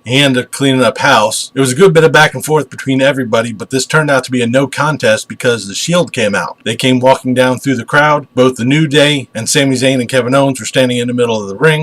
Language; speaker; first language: English; native; English